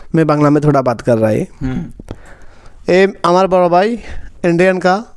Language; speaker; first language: Hindi; non-native, learner; Bangla